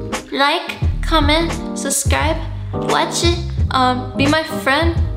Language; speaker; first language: English; native; English